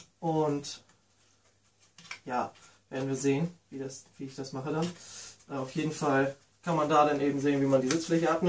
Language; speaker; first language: German; native; German